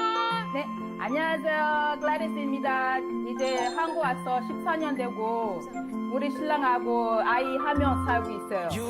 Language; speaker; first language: Korean; non-native, learner; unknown